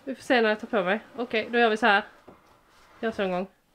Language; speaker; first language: Swedish; native; Swedish